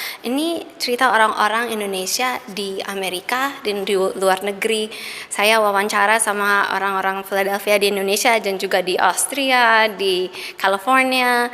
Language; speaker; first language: Indonesian; early bilingual, heritage; Indonesian